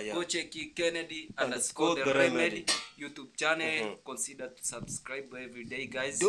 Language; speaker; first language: English; non-native, learner; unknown